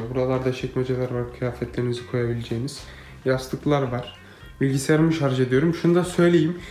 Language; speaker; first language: Turkish; native; Turkish